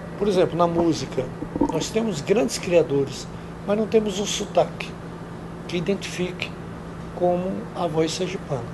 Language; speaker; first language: Portuguese; native; Portuguese